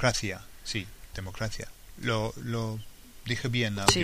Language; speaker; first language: Spanish; non-native, fluent; English